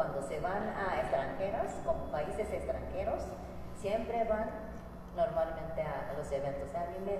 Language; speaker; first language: Spanish; non-native, fluent; Japanese